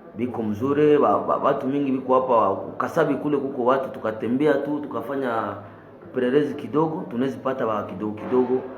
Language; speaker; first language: Swahili; non-native, local second language; Nande